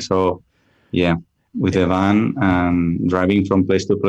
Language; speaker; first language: English; non-native, fluent; Spanish